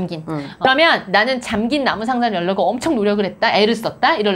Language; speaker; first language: Korean; native; Korean